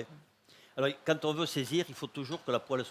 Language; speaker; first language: French; native; French